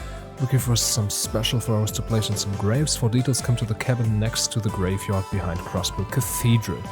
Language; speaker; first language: English; non-native, fluent; German